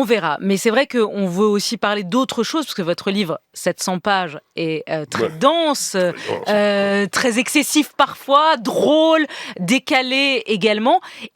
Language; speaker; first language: French; native; French